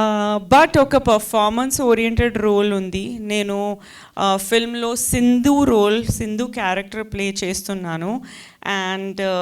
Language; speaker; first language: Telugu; non-native, fluent; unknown